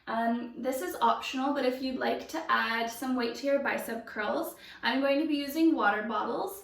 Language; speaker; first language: English; native; English